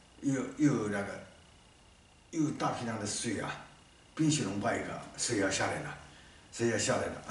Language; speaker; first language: Chinese; native; Chinese